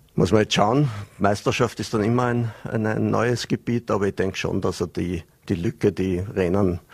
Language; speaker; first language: German; native; German